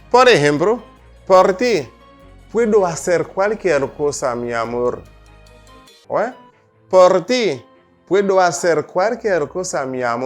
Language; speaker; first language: Spanish; non-native, fluent; Haitian Creole